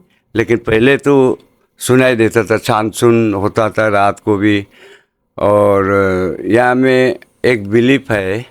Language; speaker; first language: Hindi; non-native, local second language; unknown